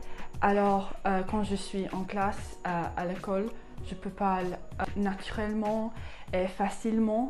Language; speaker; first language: French; non-native, learner; English